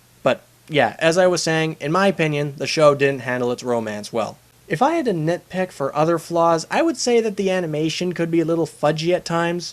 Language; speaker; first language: English; native; English